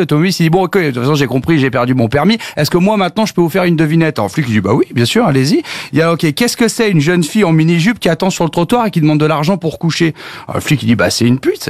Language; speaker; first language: French; native; French